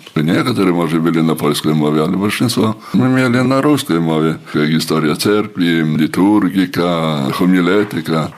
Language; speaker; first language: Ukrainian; native; Ukrainian